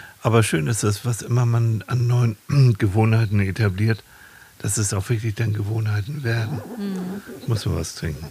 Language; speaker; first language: German; native; German